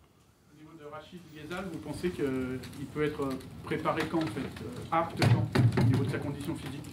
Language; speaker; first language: French; native; French